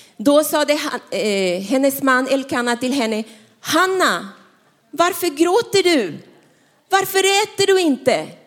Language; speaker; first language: Swedish; non-native, fluent; Spanish